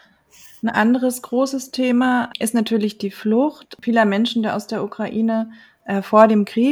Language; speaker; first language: German; native; German